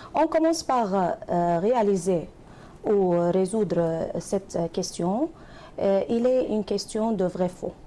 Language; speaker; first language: French; non-native, fluent; Arabic